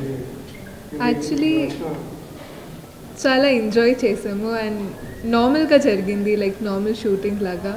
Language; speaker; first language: Telugu; non-native, local second language; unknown